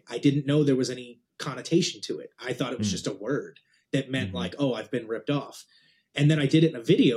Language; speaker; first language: English; native; English